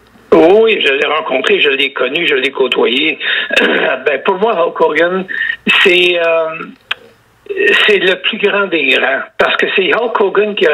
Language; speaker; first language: French; native; French